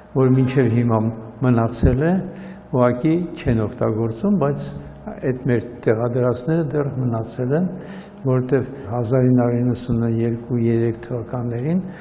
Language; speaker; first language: Armenian; native; Armenian